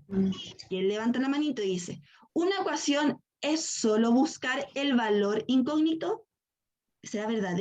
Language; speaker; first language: Spanish; native; Spanish